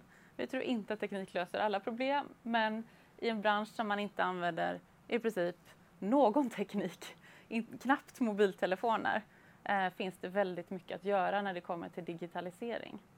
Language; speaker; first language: Swedish; native; Swedish